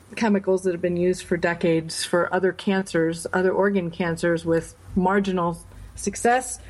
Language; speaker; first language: English; native; English